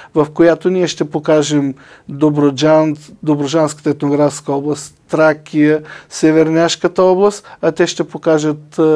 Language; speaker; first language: Bulgarian; native; Bulgarian